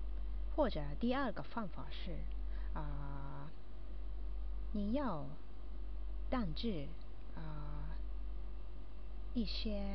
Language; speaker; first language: Chinese; non-native, learner; Japanese